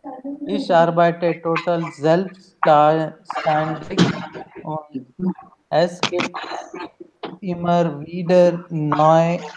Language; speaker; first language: German; non-native, learner; Hindi